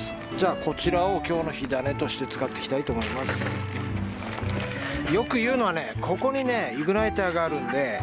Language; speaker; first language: Japanese; native; Japanese